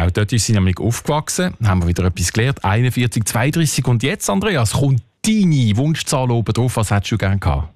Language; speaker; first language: German; native; German